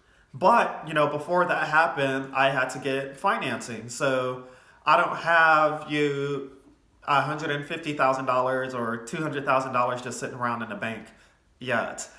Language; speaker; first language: English; native; English